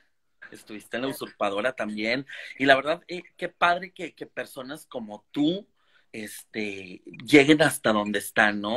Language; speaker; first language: Spanish; native; Spanish